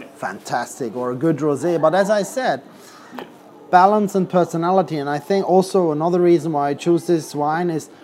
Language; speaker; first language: English; non-native, fluent; Swiss German